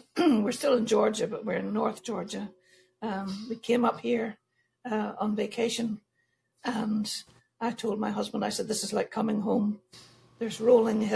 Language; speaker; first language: English; native; English